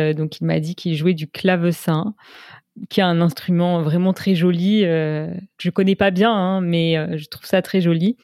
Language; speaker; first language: French; native; French